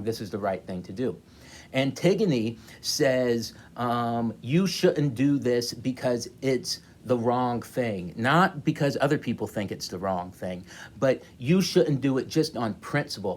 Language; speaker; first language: English; native; English